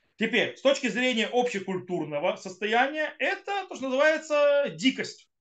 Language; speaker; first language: Russian; early bilingual, heritage; Russian